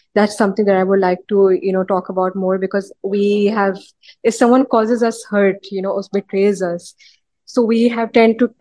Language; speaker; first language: English; early bilingual, other home language; Urdu